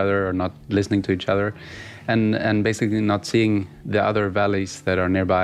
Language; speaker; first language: English; non-native, fluent; Swedish